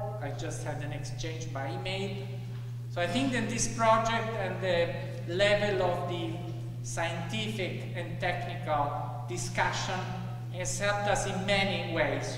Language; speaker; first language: English; non-native, fluent; Italian